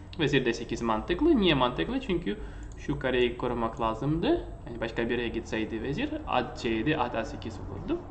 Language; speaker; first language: Turkish; non-native, fluent; Russian